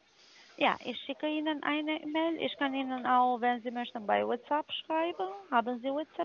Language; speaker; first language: German; non-native, learner; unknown